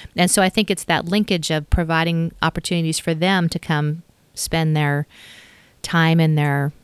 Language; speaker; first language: English; native; English